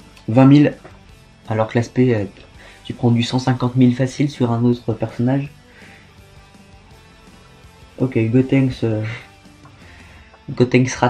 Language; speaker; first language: French; native; French